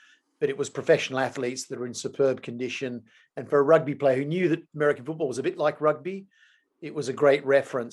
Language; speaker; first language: English; native; English